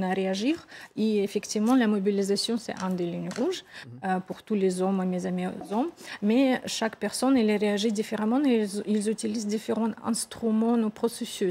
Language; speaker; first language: French; non-native, fluent; Russian